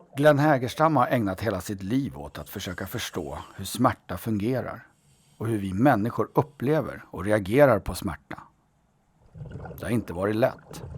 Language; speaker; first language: Swedish; native; Swedish